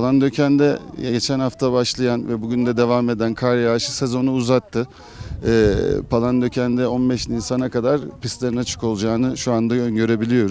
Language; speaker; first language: Turkish; native; Turkish